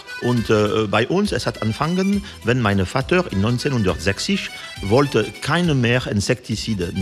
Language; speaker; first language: German; non-native, learner; French